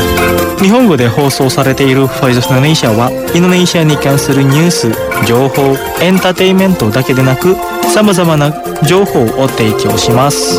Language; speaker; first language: Japanese; non-native, fluent; Indonesian